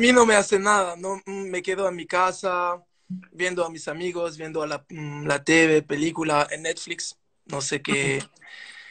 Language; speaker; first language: Spanish; non-native, learner; French